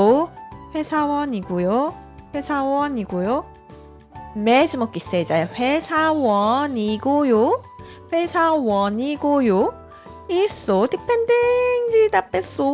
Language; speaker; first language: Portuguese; non-native, fluent; Korean